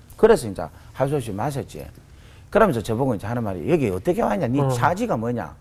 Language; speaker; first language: Korean; native; Korean